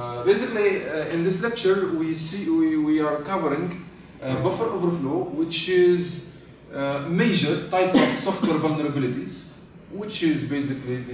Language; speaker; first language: English; non-native, fluent; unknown